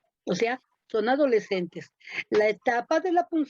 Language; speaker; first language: Spanish; native; Spanish